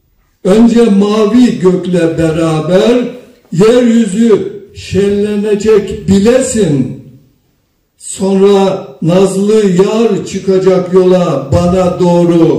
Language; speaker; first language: Turkish; native; Turkish